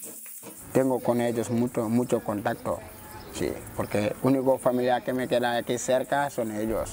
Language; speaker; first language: Spanish; non-native, local second language; Wolof